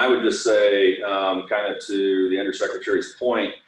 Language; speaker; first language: English; native; English